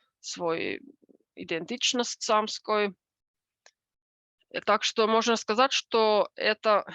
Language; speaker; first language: Russian; non-native, fluent; Finnish